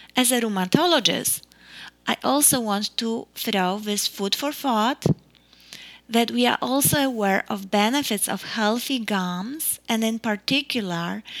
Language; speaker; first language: English; non-native, fluent; Polish